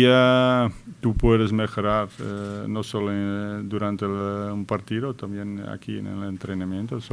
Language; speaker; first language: Spanish; non-native, fluent; Dutch